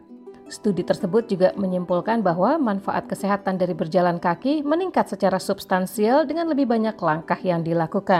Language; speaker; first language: Indonesian; native; Indonesian